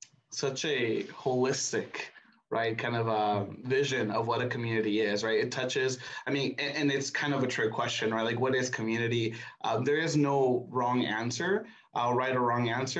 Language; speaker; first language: English; early bilingual, other home language; Spanish